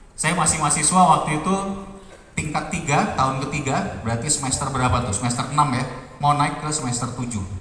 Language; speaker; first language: Indonesian; native; Indonesian